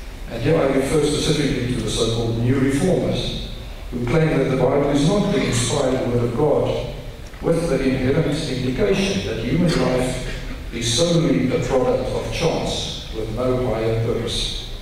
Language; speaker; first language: English; non-native, local second language; Afrikaans